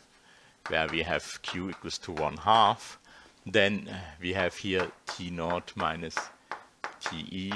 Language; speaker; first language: English; non-native, fluent; German